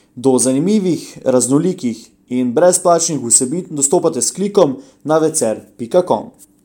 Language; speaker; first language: Slovenian; native; Slovenian